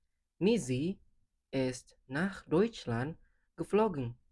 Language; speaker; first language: German; non-native, fluent; Indonesian